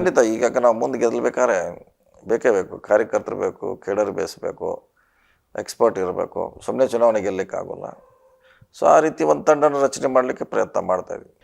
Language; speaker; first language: Kannada; native; Kannada